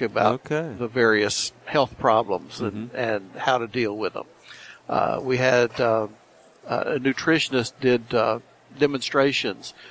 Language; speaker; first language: English; native; English